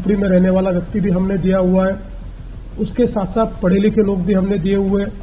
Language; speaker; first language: Hindi; non-native, local second language; Marathi